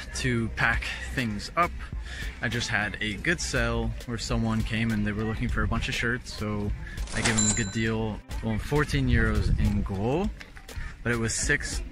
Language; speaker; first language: English; native; English